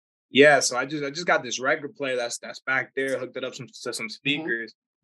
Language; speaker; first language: English; early bilingual, other home language; Spanish